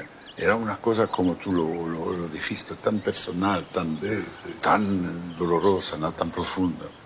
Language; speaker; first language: Spanish; non-native, fluent; French